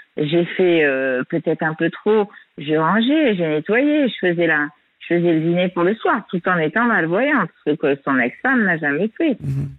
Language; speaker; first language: French; native; French